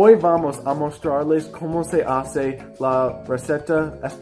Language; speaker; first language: Spanish; non-native, learner; English